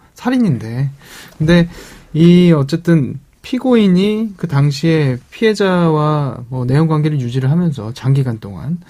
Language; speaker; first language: Korean; native; Korean